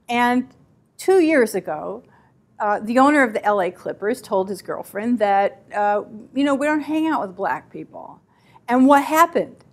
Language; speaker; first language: English; native; English